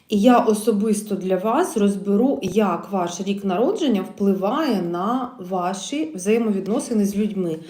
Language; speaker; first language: Ukrainian; non-native, local second language; Russian